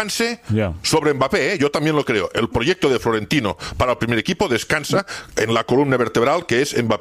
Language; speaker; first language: Spanish; native; Spanish